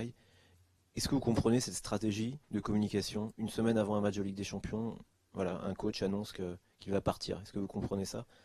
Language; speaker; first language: French; native; French